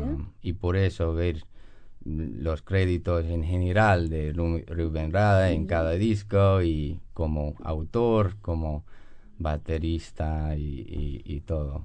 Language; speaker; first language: Spanish; non-native, learner; English